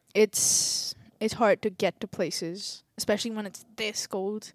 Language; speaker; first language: English; non-native, local second language; Telugu